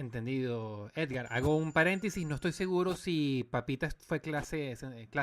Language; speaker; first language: Spanish; native; Spanish